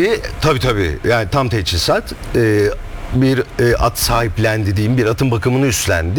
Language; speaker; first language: Turkish; native; Turkish